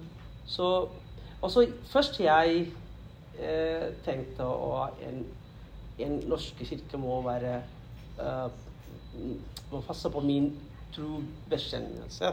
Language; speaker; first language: Norwegian; non-native, learner; Tamil